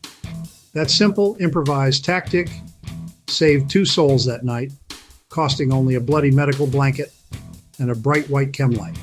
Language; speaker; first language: English; native; English